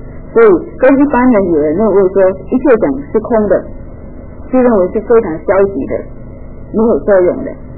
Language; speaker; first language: Chinese; native; Chinese